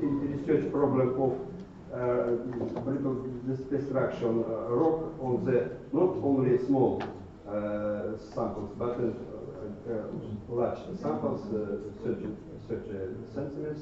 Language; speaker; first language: English; non-native, learner; Russian